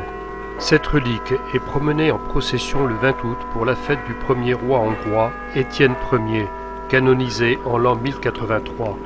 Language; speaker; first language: French; native; French